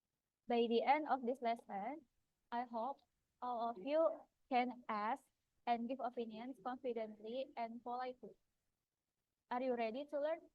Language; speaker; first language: English; non-native, fluent; Indonesian